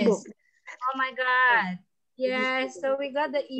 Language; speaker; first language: English; non-native, learner; Indonesian